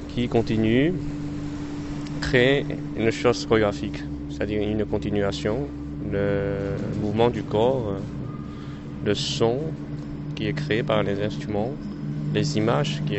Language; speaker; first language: French; non-native, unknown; Chinese